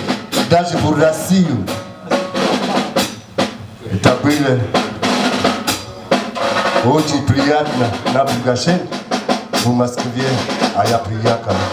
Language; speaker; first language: Russian; non-native, learner; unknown